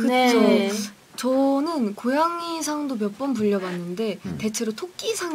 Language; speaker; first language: Korean; native; Korean